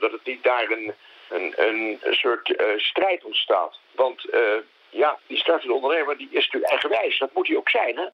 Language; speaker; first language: Dutch; native; Dutch